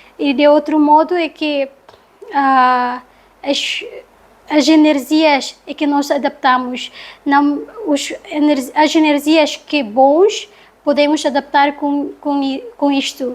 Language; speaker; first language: Portuguese; non-native, learner; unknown